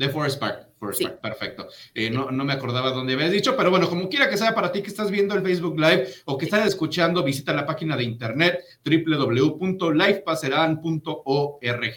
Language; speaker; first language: Spanish; native; Spanish